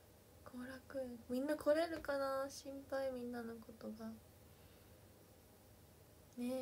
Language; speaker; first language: Japanese; native; Japanese